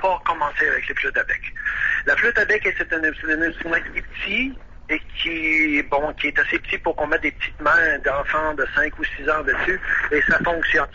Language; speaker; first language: French; native; French